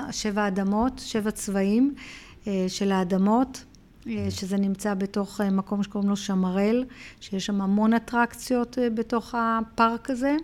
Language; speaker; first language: Hebrew; early bilingual, heritage; Hebrew